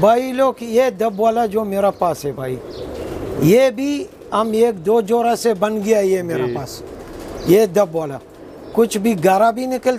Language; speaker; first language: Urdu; non-native, learner; Arabic